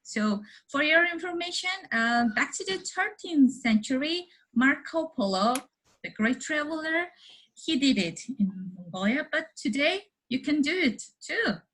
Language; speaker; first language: English; non-native, learner; Mongolian